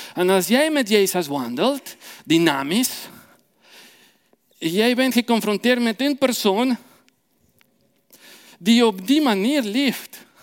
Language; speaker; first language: Dutch; non-native, fluent; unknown